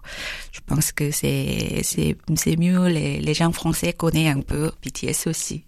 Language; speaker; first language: French; non-native, fluent; Korean